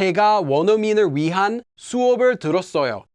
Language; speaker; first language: Korean; non-native, fluent; English